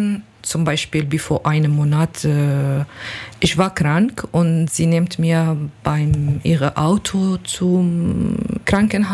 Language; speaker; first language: German; non-native, learner; Kurdish